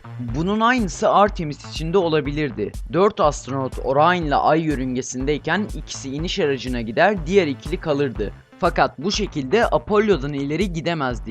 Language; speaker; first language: Turkish; native; Turkish